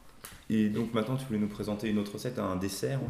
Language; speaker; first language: French; native; French